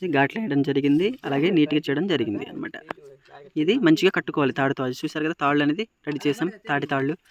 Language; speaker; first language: Telugu; non-native, local second language; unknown